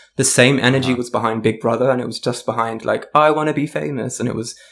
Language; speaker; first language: English; native; English